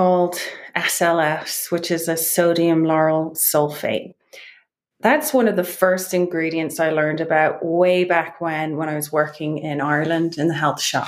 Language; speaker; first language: English; native; English